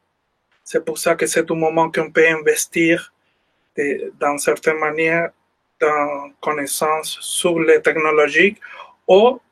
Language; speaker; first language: French; non-native, fluent; Spanish